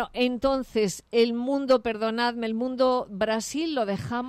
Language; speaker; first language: Spanish; native; Spanish